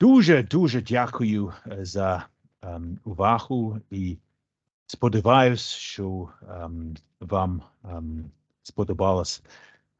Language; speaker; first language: Ukrainian; non-native, learner; English